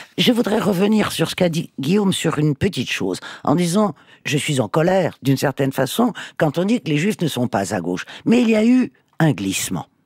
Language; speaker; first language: French; native; French